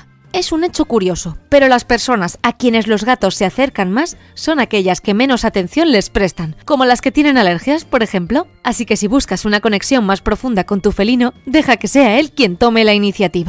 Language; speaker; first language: Spanish; native; Spanish